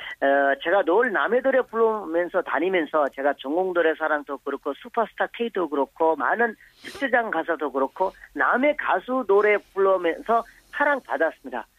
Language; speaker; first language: Korean; non-native, fluent; Bangla